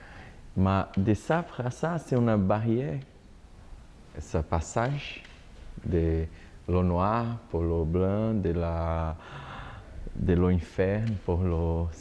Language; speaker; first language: French; non-native, learner; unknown